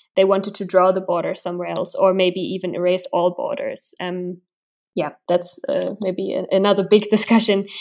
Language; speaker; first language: English; non-native, fluent; German